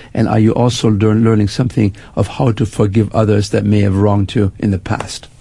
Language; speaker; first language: English; non-native, fluent; German